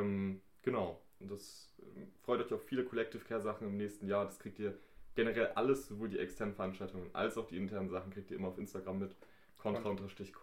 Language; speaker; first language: German; native; German